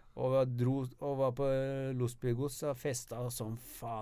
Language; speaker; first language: Norwegian; native; Norwegian